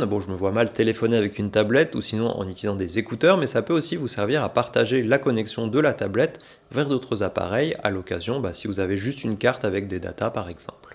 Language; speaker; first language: French; native; French